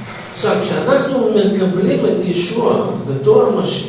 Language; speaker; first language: Hebrew; non-native, fluent; Russian